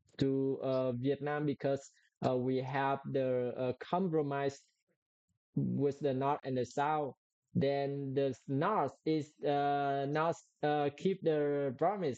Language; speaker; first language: English; non-native, learner; Vietnamese